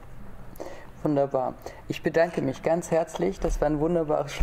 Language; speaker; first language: German; native; German